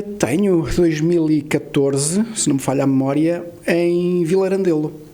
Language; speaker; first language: Portuguese; early bilingual, heritage; Portuguese